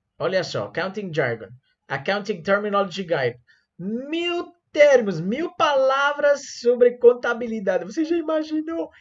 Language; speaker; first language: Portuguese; non-native, fluent; Spanish